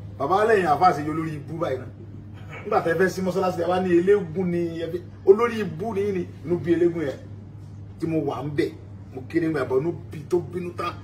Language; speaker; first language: Yoruba; native; Yoruba